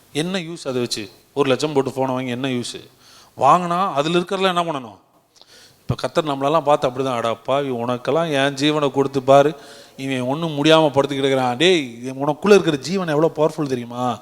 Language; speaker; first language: Tamil; native; Tamil